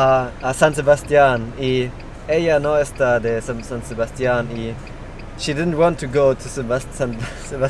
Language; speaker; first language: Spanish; non-native, learner; German